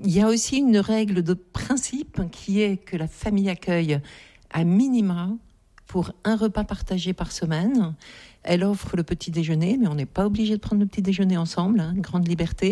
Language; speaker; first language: French; native; French